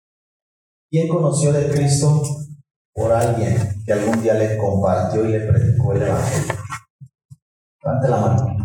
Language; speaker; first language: Spanish; native; Spanish